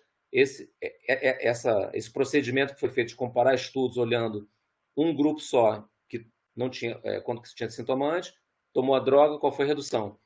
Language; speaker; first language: Portuguese; native; Portuguese